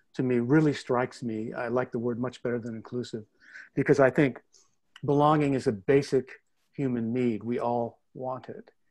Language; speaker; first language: English; native; English